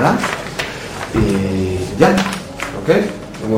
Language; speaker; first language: Spanish; native; Spanish